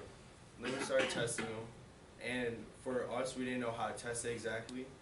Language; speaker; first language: English; native; English